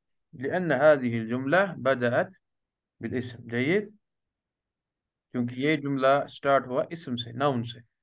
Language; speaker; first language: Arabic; non-native, fluent; Urdu